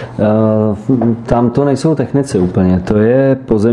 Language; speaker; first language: Czech; native; Czech